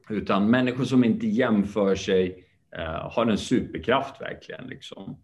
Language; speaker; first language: Swedish; early bilingual, other home language; Kurdish